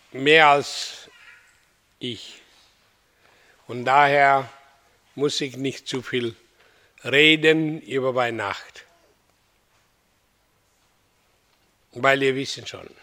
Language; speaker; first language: German; non-native, learner; Hindi